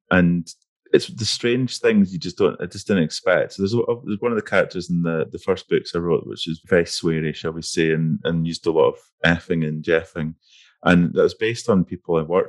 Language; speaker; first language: English; native; English